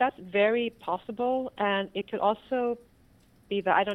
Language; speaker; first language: English; non-native, local second language; Cantonese